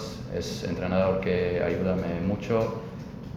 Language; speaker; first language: Spanish; non-native, learner; Croatian